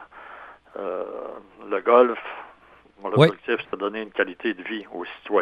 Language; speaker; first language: French; native; French